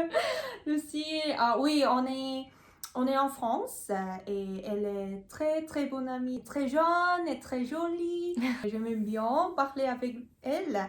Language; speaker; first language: French; non-native, learner; Korean